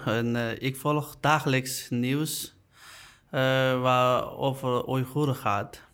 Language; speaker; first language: Dutch; non-native, learner; Uyghur